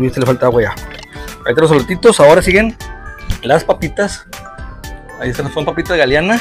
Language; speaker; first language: Spanish; native; Spanish